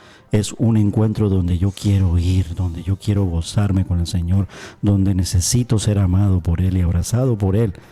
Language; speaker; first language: Spanish; native; Spanish